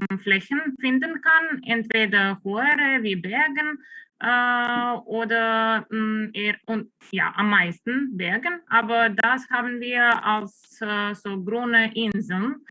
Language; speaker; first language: German; non-native, fluent; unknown